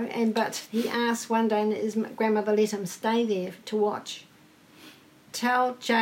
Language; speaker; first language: English; native; English